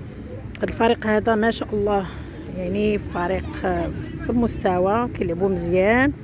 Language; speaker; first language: Arabic; native; Arabic